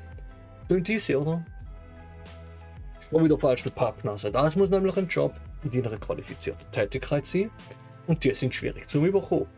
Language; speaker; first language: German; native; German